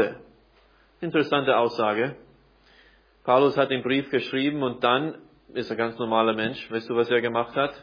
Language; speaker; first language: German; non-native, fluent; English